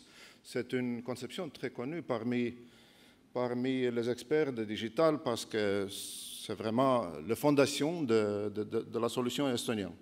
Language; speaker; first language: French; non-native, fluent; Estonian